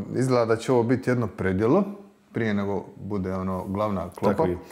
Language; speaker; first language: Croatian; native; Croatian